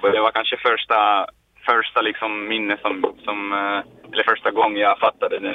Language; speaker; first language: Swedish; non-native, learner; Finnish